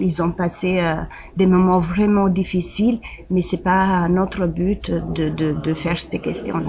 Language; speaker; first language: French; non-native, fluent; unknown